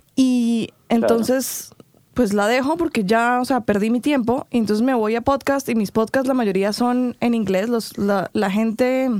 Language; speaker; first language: Spanish; native; Spanish